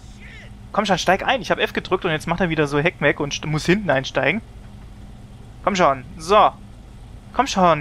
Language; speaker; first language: German; native; German